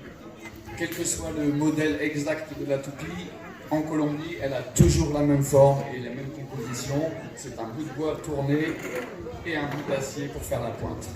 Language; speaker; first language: French; native; French